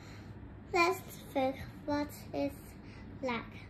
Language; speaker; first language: English; non-native, learner; Vietnamese